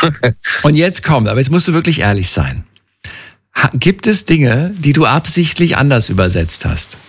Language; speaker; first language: German; native; German